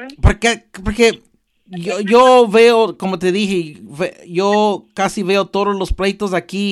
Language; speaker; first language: Spanish; early bilingual, heritage; Spanish